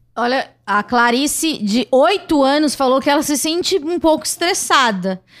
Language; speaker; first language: Portuguese; native; Portuguese